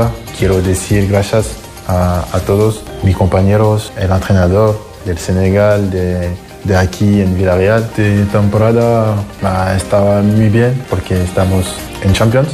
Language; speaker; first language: Spanish; non-native, fluent; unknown